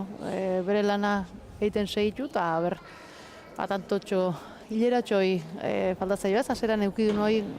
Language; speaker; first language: Basque; native; Basque